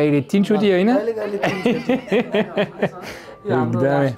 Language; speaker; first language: Nepali; non-native, fluent; French